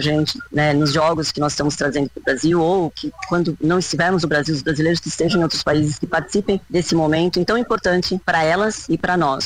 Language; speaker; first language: Portuguese; native; Portuguese